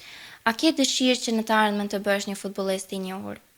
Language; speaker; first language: Albanian; native; Albanian